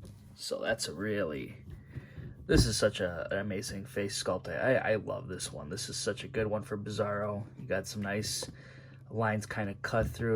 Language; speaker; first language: English; native; English